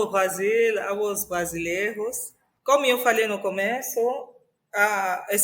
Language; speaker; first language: Portuguese; non-native, fluent; French